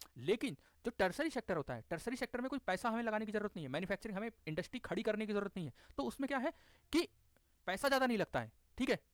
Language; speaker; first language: Hindi; native; Hindi